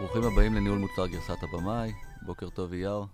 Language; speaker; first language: Hebrew; native; Hebrew